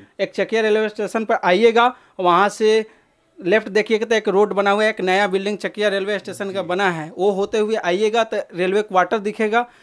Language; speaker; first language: Hindi; native; Hindi